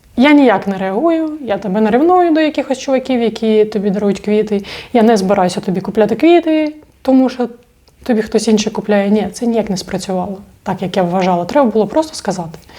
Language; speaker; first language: Ukrainian; non-native, local second language; Russian